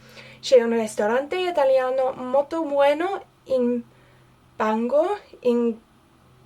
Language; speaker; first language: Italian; non-native, learner; English